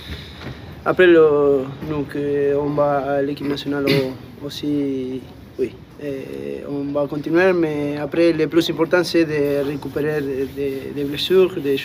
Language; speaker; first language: French; non-native, fluent; Spanish